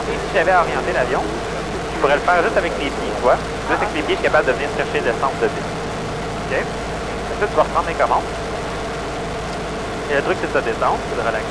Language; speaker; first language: French; native; French